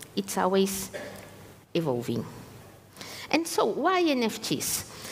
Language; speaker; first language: English; non-native, fluent; Portuguese